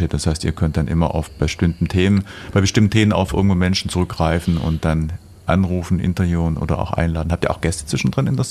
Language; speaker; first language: German; native; German